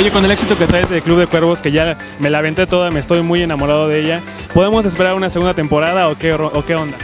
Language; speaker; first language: Spanish; native; Spanish